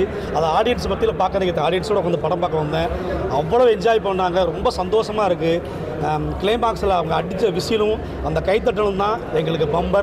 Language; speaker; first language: Tamil; native; Tamil